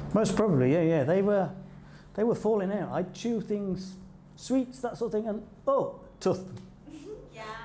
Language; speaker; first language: English; native; English